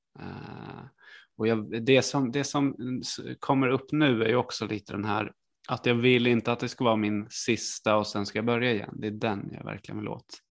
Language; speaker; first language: Swedish; native; Swedish